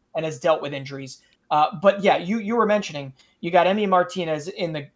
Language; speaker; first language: English; native; English